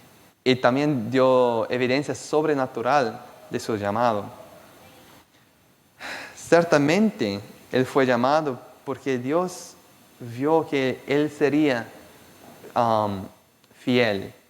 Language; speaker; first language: Spanish; non-native, fluent; Portuguese